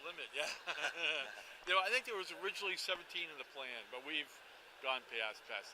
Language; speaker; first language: English; native; English